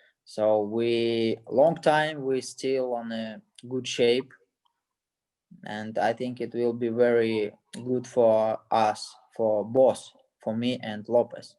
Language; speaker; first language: English; non-native, learner; Russian